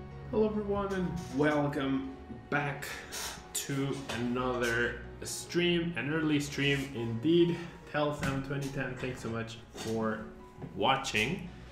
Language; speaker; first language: English; non-native, fluent; Spanish